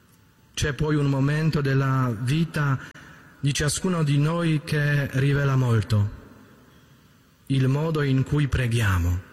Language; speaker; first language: Italian; native; Italian